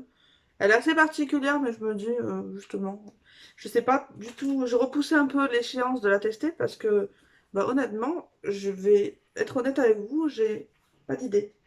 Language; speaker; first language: French; native; French